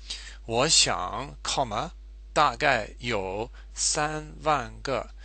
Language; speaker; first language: Chinese; non-native, fluent; English